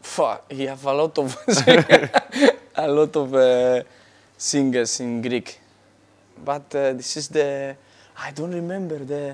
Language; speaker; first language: English; non-native, learner; Spanish